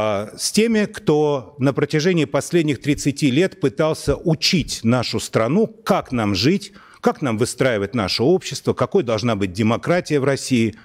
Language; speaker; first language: Russian; native; Russian